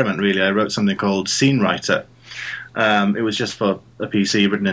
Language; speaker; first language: English; native; English